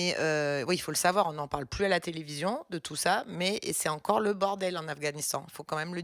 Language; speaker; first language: French; native; French